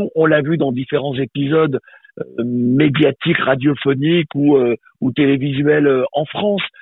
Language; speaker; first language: French; native; French